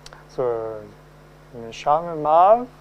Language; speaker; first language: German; non-native, fluent; Cantonese